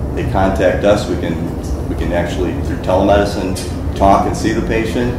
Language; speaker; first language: English; native; English